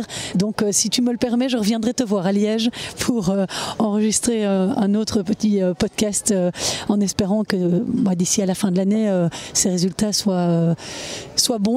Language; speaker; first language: French; native; French